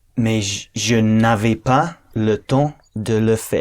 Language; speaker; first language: French; non-native, learner; English